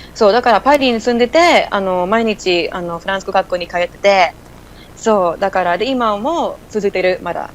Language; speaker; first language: Japanese; non-native, fluent; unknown